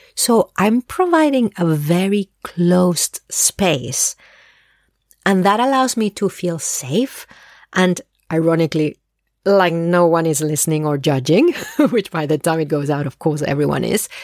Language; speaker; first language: English; early bilingual, other home language; Spanish